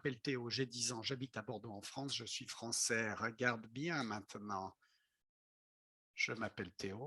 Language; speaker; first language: French; non-native, fluent; English